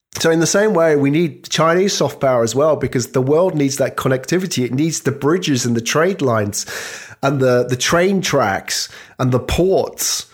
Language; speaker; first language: English; native; English